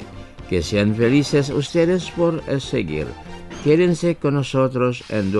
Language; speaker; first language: Spanish; non-native, fluent; Indonesian